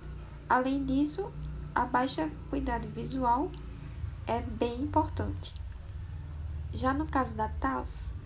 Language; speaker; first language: Portuguese; native; Portuguese